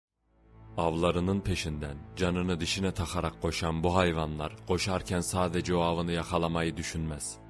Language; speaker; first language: Turkish; native; Turkish